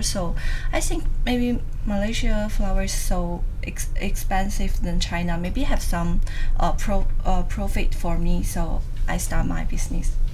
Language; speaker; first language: English; non-native, learner; Chinese